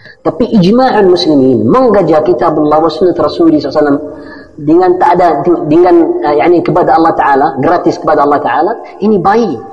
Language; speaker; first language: Malay; non-native, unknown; Arabic